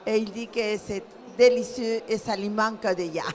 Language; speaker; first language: French; non-native, fluent; Spanish